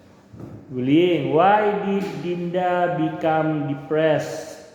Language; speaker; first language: English; non-native, local second language; Indonesian